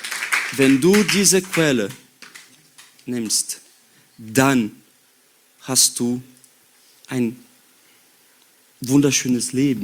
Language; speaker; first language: German; non-native, learner; Portuguese